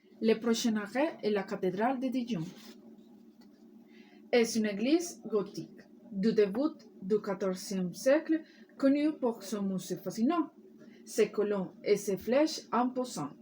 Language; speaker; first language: French; non-native, learner; Spanish